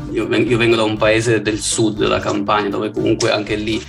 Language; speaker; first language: Italian; native; Italian